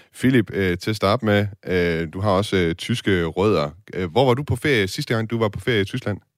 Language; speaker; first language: Danish; native; Danish